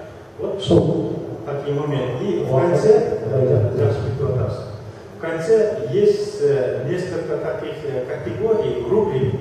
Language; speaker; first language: Russian; non-native, local second language; Kyrgyz